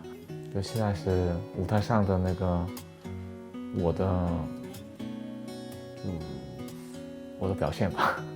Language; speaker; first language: Chinese; non-native, fluent; Korean